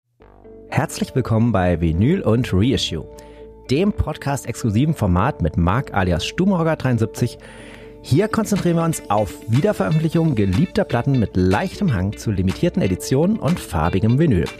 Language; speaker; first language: German; native; German